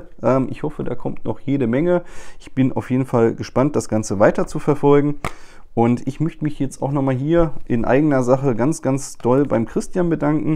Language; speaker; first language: German; native; German